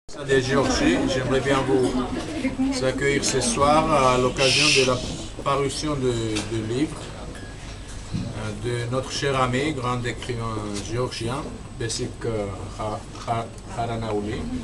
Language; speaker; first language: French; non-native, fluent; Georgian